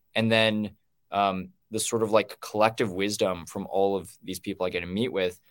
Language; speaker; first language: English; native; English